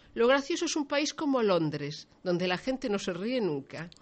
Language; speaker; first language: Spanish; non-native, local second language; Galician